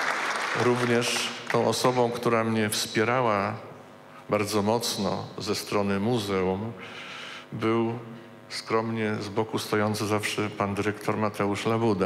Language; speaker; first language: Polish; native; Polish